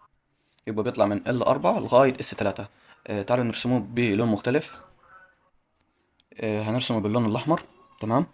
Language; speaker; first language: Arabic; native; Arabic